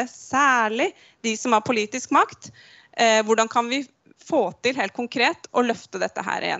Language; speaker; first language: Norwegian; native; Norwegian